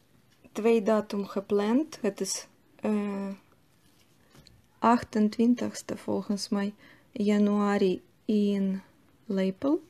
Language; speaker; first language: Dutch; non-native, fluent; Russian